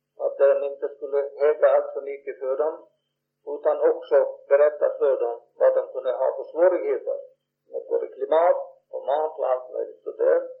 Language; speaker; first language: Swedish; early bilingual, heritage; Swedish